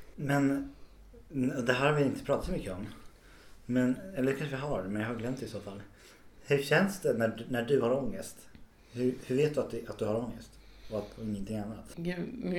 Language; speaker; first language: Swedish; native; Swedish